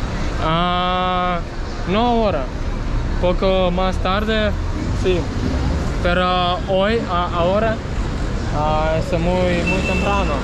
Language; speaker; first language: Spanish; non-native, learner; Russian